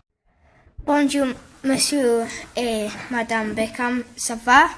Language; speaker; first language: French; non-native, learner; English